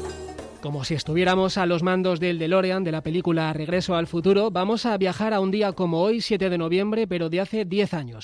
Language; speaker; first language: Spanish; native; Spanish